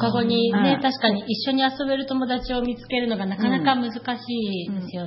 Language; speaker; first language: Japanese; native; Japanese